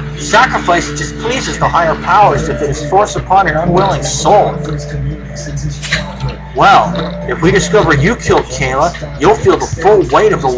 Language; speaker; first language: English; native; English